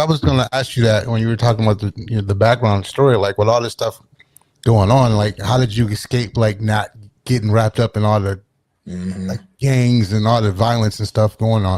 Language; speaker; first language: English; native; English